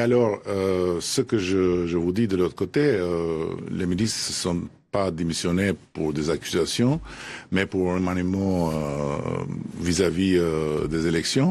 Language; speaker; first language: French; non-native, fluent; Albanian